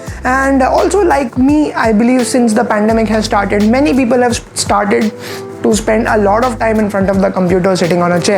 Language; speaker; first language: English; non-native, local second language; Hindi